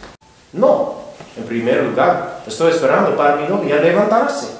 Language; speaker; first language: Spanish; non-native, learner; English